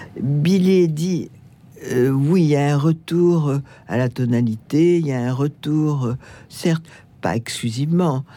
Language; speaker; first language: French; native; French